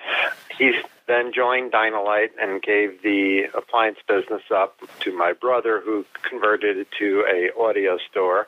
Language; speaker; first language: English; native; English